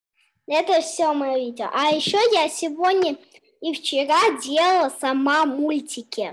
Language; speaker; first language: Russian; early bilingual, heritage; Russian